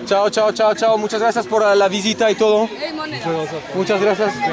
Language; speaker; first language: Spanish; non-native, learner; French